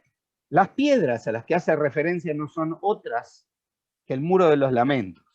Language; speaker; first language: Spanish; native; Spanish